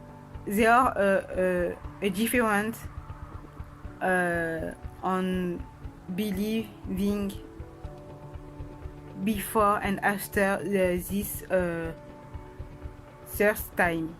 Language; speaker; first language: English; non-native, learner; French